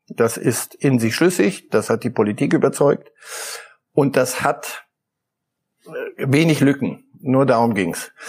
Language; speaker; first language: German; early bilingual, other home language; Polish